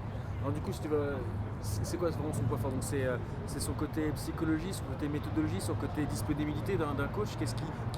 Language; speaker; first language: French; native; French